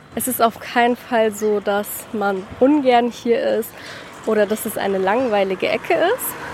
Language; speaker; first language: German; native; German